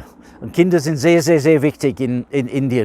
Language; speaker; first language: German; non-native, fluent; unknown